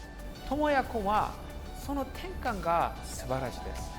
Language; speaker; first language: Japanese; non-native, learner; Korean